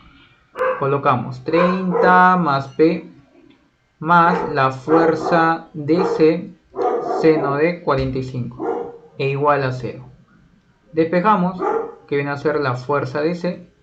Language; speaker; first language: Spanish; native; Spanish